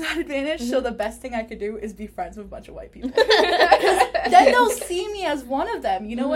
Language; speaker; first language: English; early bilingual, other home language; Spanish